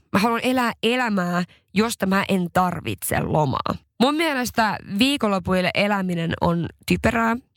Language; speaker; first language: Finnish; non-native, local second language; Swedish